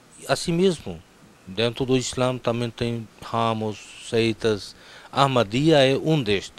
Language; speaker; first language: Portuguese; non-native, fluent; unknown